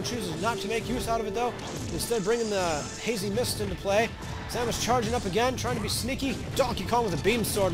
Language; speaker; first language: English; native; English